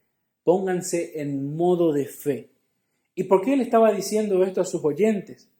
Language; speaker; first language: Spanish; native; Spanish